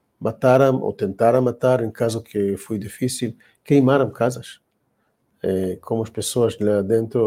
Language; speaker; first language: Portuguese; non-native, learner; Hebrew